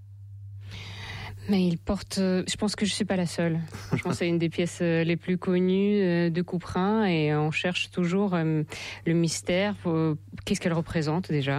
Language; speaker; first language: French; non-native, fluent; Russian